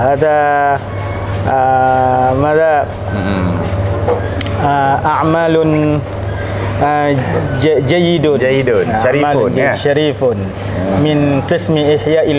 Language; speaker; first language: Arabic; non-native, learner; Indonesian